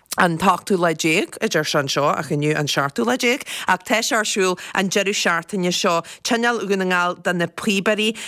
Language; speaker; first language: Irish; native; Irish